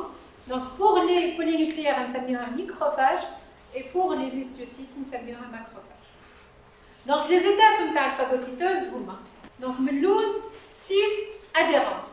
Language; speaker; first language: French; non-native, local second language; Arabic